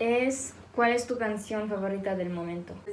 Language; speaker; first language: Spanish; non-native, fluent; French